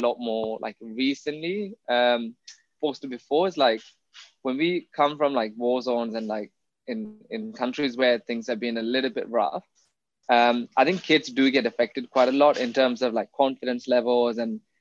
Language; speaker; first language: English; non-native, local second language; Tamil